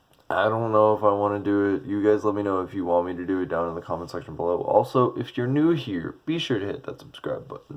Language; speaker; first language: English; native; English